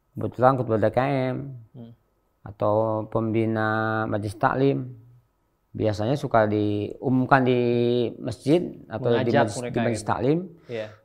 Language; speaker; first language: Indonesian; native; Indonesian